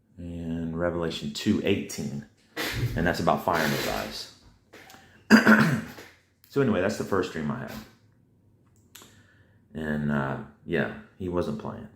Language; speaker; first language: English; native; English